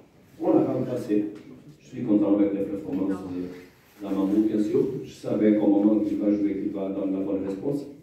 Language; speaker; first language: French; non-native, fluent; Portuguese